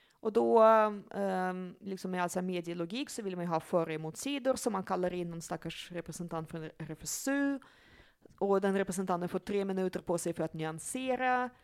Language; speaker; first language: Swedish; early bilingual, other home language; Russian